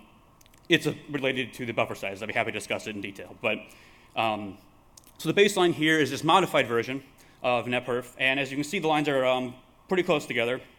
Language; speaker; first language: English; native; English